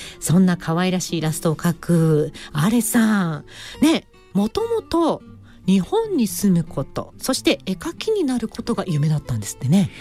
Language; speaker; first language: Japanese; native; Japanese